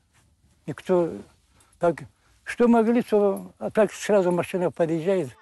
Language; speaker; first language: Russian; non-native, local second language; Karachay-Balkar